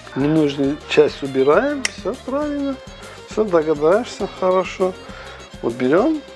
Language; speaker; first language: Russian; non-native, local second language; Armenian